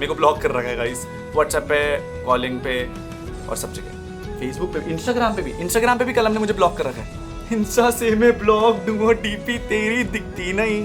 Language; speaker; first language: Hindi; native; Hindi